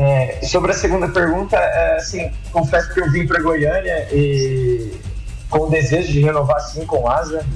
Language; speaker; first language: Portuguese; native; Portuguese